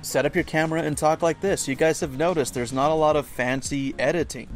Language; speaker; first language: English; native; English